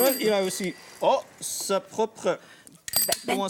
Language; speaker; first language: French; non-native, fluent; Dutch